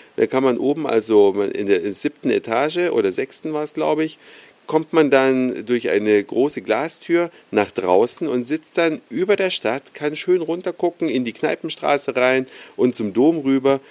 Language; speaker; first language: German; native; German